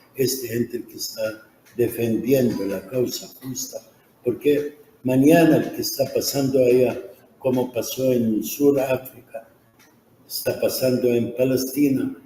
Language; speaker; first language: Spanish; non-native, fluent; Arabic